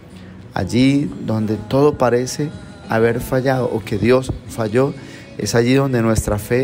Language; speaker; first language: Spanish; native; Spanish